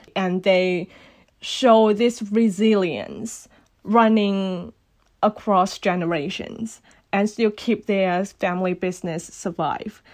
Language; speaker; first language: English; non-native, fluent; Cantonese